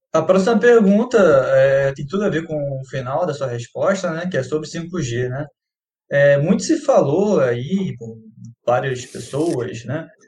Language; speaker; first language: Portuguese; native; Portuguese